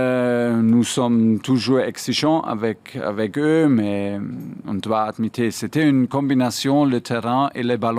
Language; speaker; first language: French; non-native, fluent; German